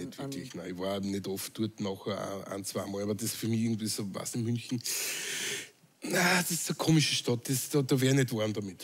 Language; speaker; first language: German; native; German